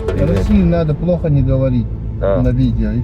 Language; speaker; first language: Russian; non-native, local second language; Yakut